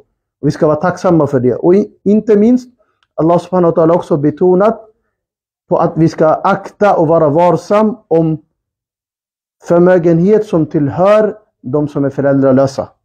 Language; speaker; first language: Swedish; early bilingual, other home language; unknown